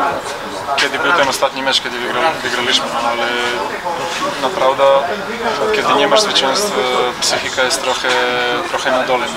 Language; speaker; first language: Polish; non-native, fluent; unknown